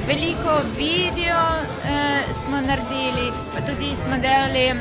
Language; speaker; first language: Slovenian; non-native, learner; Belarusian